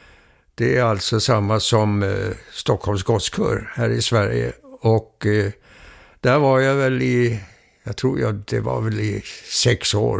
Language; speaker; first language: Swedish; early bilingual, heritage; Swedish